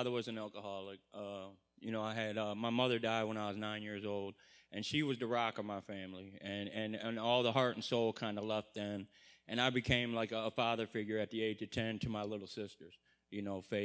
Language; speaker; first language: English; native; English